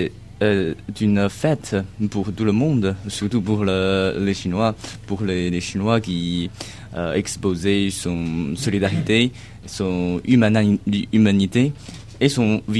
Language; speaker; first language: French; non-native, learner; Chinese